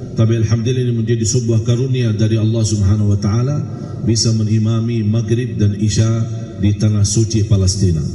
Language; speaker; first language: Malay; non-native, fluent; Arabic